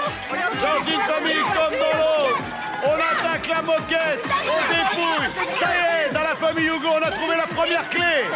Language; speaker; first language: French; native; French